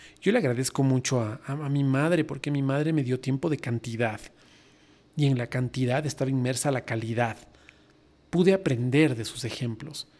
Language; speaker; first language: Spanish; native; Spanish